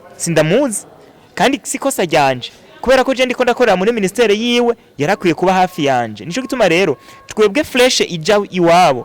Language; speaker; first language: Rundi; native; Rundi